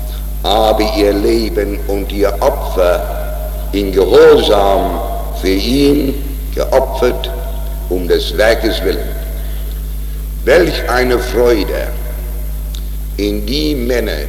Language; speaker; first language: German; non-native, fluent; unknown